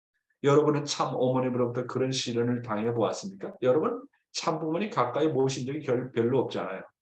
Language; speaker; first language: Korean; native; Korean